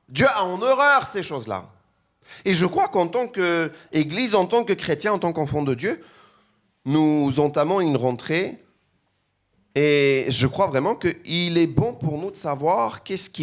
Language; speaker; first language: French; native; French